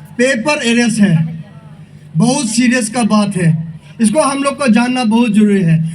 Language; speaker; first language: Hindi; non-native, local second language; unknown